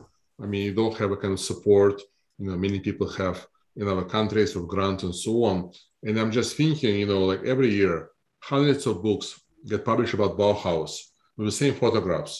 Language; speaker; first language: English; non-native, fluent; Russian